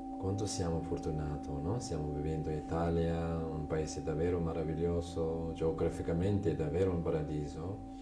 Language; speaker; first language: Italian; non-native, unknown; Tibetan